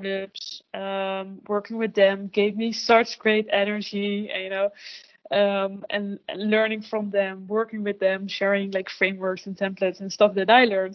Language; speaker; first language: English; non-native, fluent; Dutch